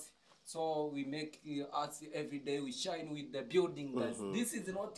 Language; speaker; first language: English; non-native, learner; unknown